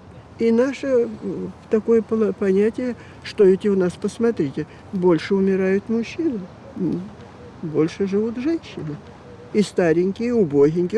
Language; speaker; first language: Russian; native; Russian